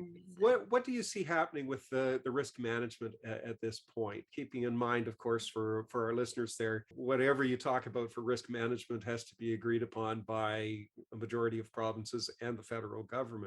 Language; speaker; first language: English; native; English